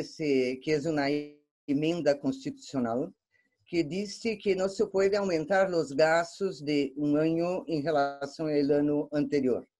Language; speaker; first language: Spanish; non-native, fluent; Portuguese